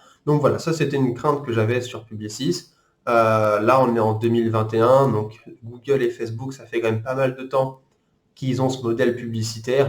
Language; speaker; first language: French; native; French